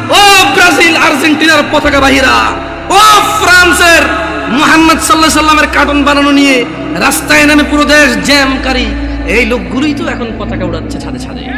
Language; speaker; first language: Bangla; early bilingual, heritage; Bangla